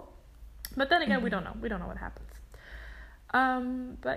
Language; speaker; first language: English; non-native, fluent; German